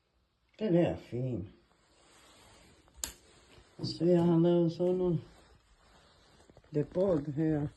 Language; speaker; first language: Danish; non-native, learner; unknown